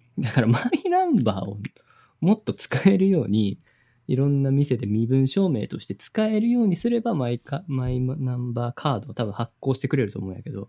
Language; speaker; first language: Japanese; native; Japanese